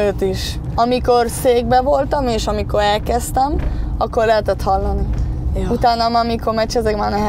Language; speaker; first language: Hungarian; early bilingual, heritage; Spanish